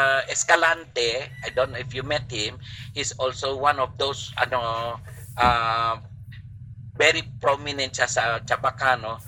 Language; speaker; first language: English; non-native, local second language; Chavacano